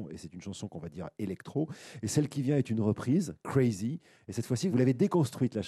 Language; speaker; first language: French; native; French